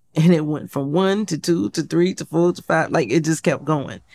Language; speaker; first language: English; native; English